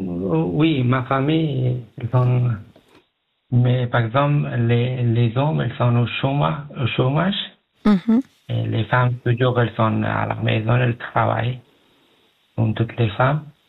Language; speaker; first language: French; non-native, learner; Pashto